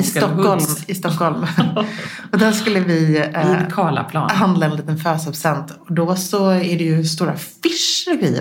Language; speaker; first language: Swedish; native; Swedish